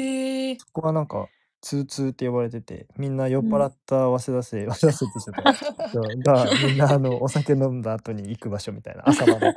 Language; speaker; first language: Japanese; native; Japanese